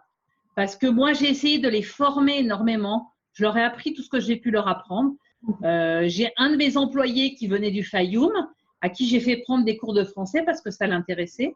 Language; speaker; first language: French; native; French